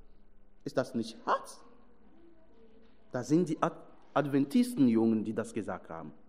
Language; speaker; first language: German; non-native, fluent; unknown